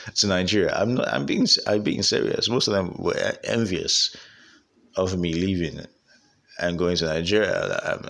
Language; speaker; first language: English; non-native, local second language; Igbo